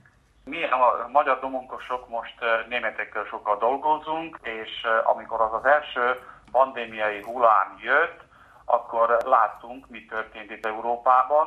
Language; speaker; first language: Hungarian; non-native, fluent; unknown